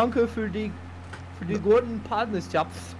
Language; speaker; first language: German; non-native, learner; Dutch